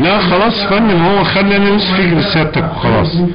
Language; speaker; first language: Arabic; native; Arabic